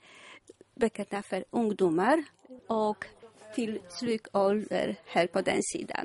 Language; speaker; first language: Swedish; non-native, fluent; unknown